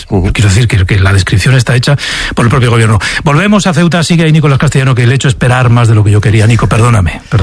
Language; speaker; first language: Spanish; native; Spanish